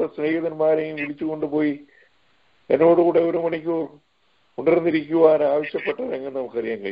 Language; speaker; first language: Malayalam; native; Malayalam